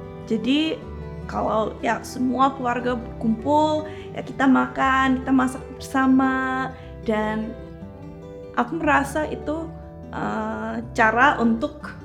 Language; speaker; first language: Indonesian; early bilingual, heritage; English